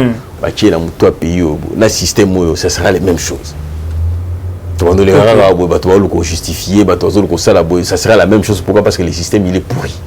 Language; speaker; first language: French; non-native, local second language; Lingala